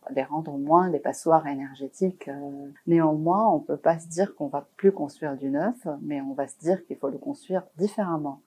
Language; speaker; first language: French; non-native, local second language; Arabic